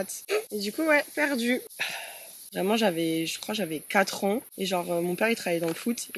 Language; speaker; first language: French; native; French